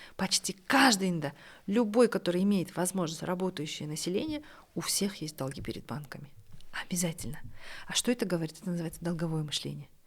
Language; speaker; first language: Russian; non-native, local second language; Kazakh